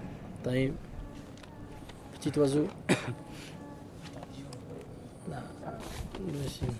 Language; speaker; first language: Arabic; non-native, fluent; French